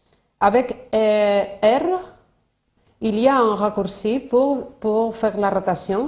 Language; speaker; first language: French; non-native, fluent; Spanish